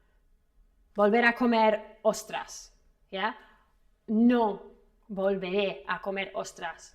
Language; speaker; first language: Spanish; non-native, fluent; English